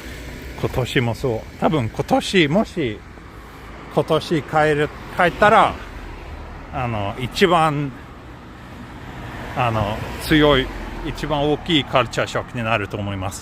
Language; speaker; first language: Japanese; non-native, fluent; Swedish